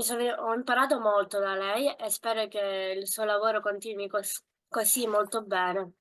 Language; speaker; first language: Italian; early bilingual, other home language; Tamil